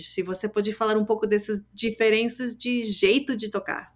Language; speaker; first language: Portuguese; non-native, fluent; English